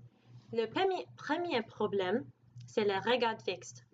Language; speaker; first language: French; non-native, learner; English